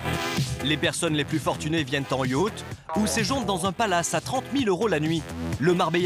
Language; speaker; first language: French; native; French